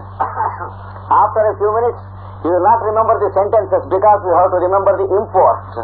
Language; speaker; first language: English; non-native, local second language; Telugu